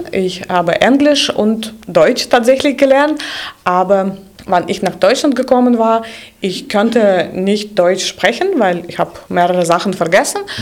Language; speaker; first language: German; non-native, fluent; Russian